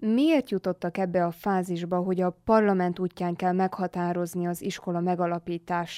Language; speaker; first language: Hungarian; native; Hungarian